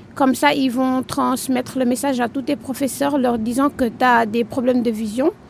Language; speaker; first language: French; non-native, local second language; Wolof